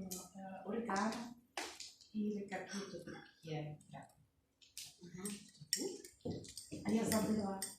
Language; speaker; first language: Russian; non-native, learner; Czech